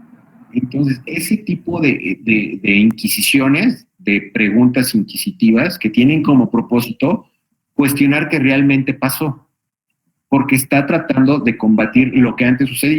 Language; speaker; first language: Spanish; native; Spanish